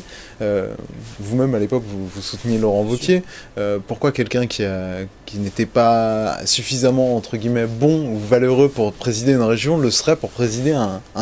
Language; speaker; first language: French; native; French